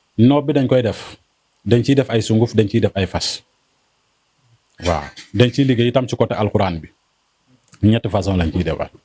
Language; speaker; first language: Wolof; non-native, local second language; Serer